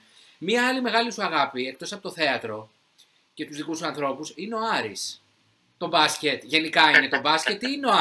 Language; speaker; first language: Greek; native; Greek